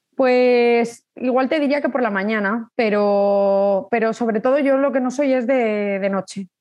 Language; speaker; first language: Spanish; native; Spanish